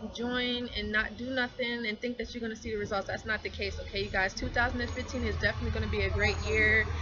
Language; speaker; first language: English; native; English